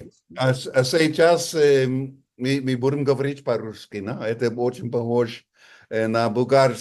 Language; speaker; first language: Russian; non-native, learner; English